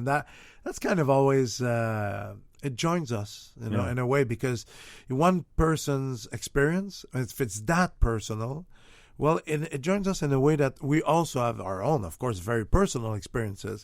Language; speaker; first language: English; non-native, fluent; French